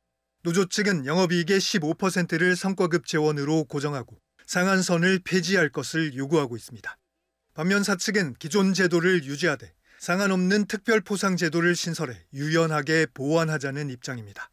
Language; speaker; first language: Korean; native; Korean